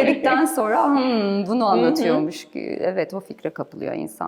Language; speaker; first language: Turkish; native; Turkish